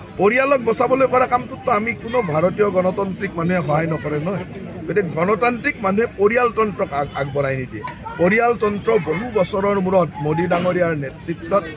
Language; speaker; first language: Assamese; native; Assamese